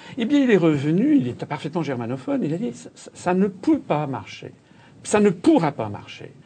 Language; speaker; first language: French; native; French